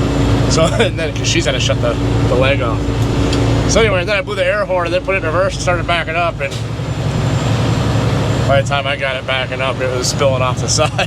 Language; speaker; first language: English; native; English